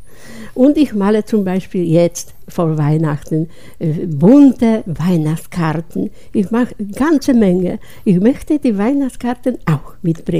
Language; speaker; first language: German; non-native, learner; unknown